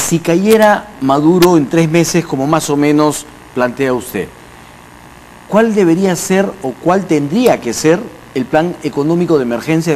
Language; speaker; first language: Spanish; native; Spanish